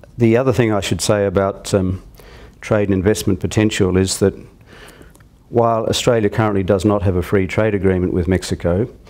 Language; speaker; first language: English; native; English